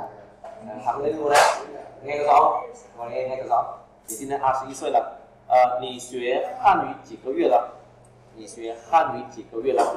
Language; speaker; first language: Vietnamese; native; Vietnamese